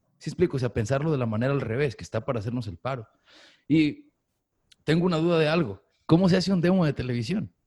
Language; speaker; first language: Spanish; native; Spanish